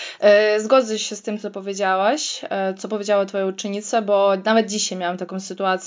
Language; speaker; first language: Polish; non-native, fluent; Russian